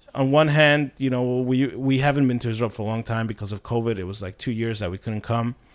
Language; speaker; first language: English; non-native, fluent; Russian